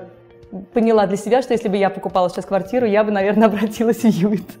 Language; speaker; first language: Russian; native; Russian